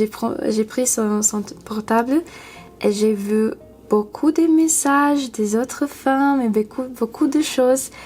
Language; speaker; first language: French; non-native, learner; English